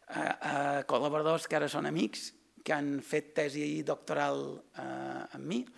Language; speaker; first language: Catalan; native; Catalan